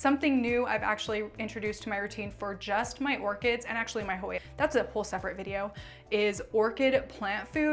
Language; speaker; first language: English; native; English